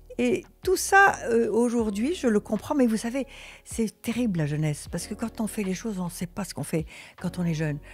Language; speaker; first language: French; early bilingual, other home language; Russian